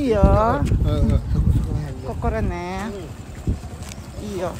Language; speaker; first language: Japanese; non-native, learner; Filipino